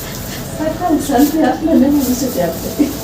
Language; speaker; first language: French; non-native, learner; Malagasy